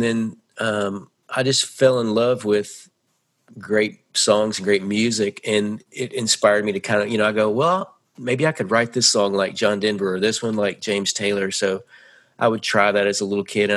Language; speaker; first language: English; native; English